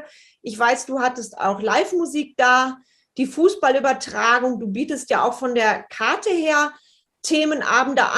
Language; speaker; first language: German; native; German